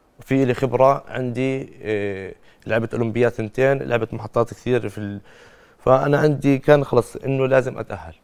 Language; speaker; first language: Arabic; native; Arabic